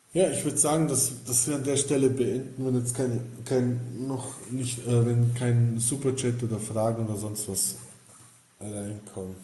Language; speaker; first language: German; early bilingual, other home language; Bosnian